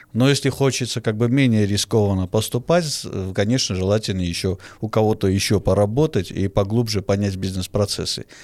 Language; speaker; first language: Russian; non-native, fluent; Armenian